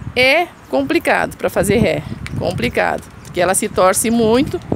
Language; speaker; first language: Portuguese; native; Portuguese